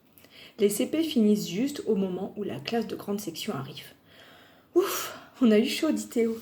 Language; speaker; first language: French; native; French